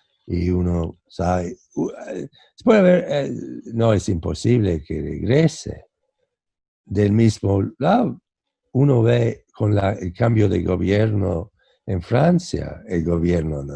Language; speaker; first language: Spanish; non-native, fluent; English